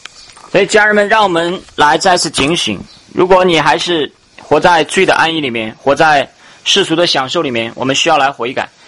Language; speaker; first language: Chinese; native; Chinese